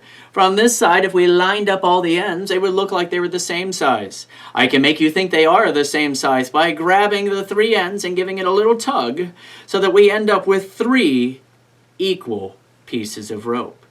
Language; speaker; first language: English; native; English